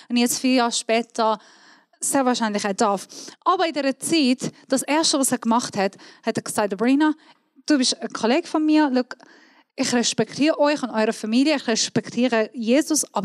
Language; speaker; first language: German; non-native, fluent; Persian